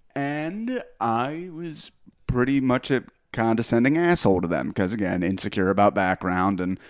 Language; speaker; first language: English; native; English